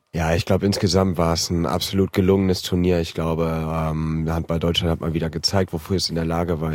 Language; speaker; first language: German; native; German